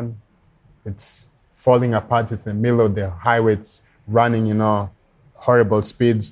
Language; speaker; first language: English; non-native, local second language; Luo (Kenya and Tanzania)